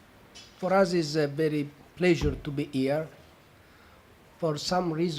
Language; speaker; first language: English; non-native, fluent; Italian